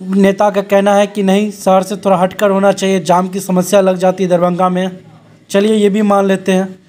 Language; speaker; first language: Hindi; native; Hindi